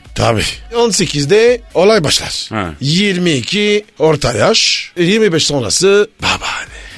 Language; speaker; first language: Turkish; non-native, learner; French